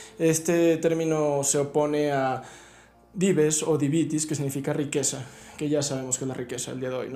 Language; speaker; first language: Spanish; native; Spanish